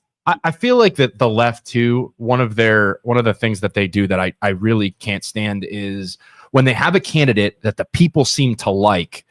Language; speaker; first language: English; native; English